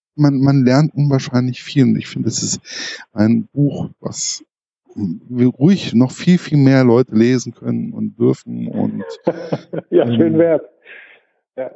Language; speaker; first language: German; native; German